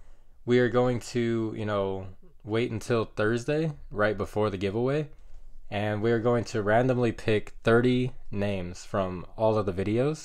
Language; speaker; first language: English; native; English